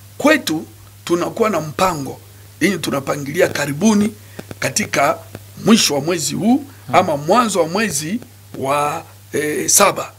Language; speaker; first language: Swahili; non-native, local second language; Nande